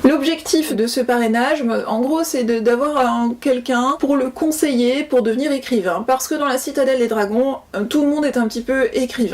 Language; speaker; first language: French; native; French